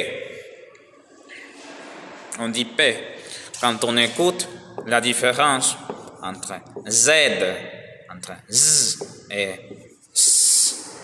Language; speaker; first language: French; non-native, learner; Spanish